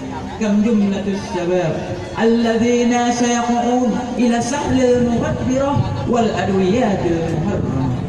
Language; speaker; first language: Arabic; non-native, learner; Indonesian